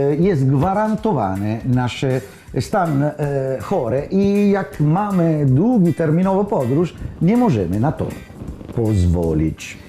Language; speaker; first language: Polish; non-native, learner; Italian